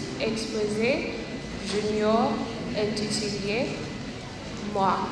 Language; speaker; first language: French; non-native, learner; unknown